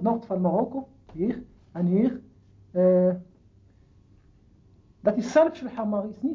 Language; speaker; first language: Dutch; non-native, learner; Arabic